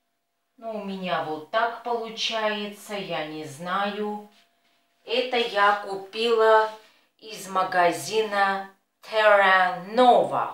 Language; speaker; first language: Russian; non-native, fluent; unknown